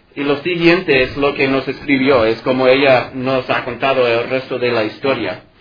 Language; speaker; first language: Spanish; non-native, fluent; English